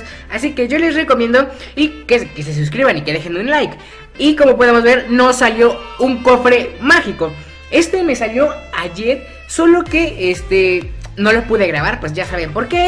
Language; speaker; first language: Spanish; native; Spanish